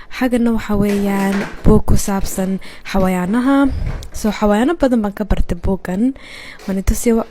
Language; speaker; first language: Somali; early bilingual, heritage; Somali